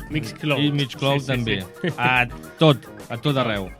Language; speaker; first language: Catalan; native; Catalan